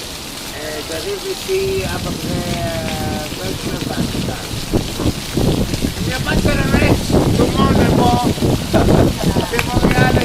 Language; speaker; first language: French; non-native, learner; Arabic